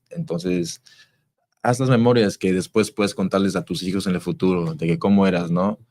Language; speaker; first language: Spanish; early bilingual, heritage; Spanish